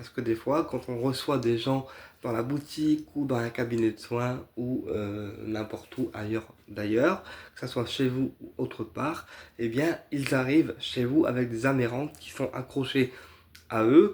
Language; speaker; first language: French; native; French